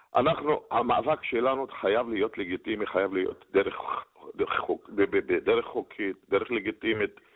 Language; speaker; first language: Hebrew; native; Hebrew